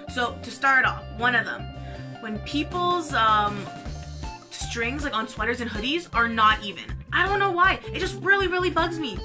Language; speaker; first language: English; native; English